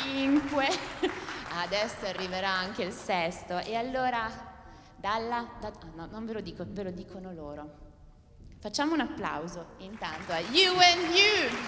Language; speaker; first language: Italian; native; Italian